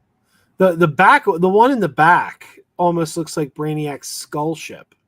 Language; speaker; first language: English; native; English